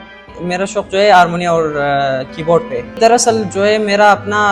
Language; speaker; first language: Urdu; non-native, local second language; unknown